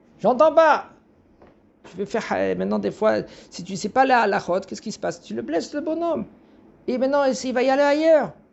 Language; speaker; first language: French; native; French